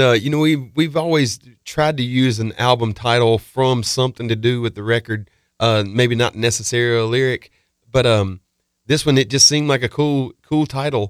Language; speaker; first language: English; native; English